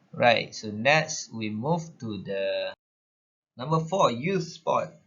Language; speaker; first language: English; non-native, local second language; Malay